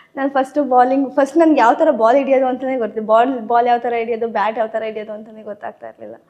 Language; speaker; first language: Kannada; native; Kannada